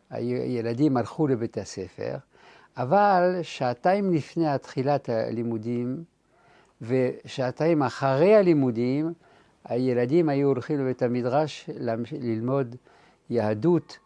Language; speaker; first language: Hebrew; non-native, fluent; French